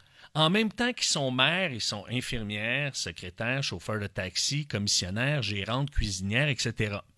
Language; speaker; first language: French; native; French